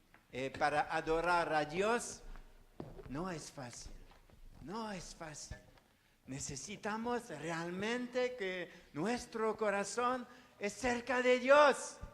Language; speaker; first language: Spanish; non-native, learner; French